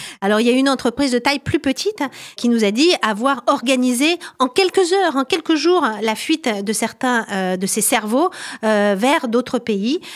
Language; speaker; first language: French; native; French